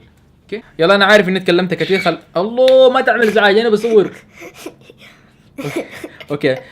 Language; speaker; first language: Arabic; native; Arabic